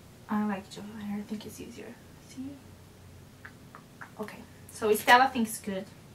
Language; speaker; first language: English; non-native, learner; Portuguese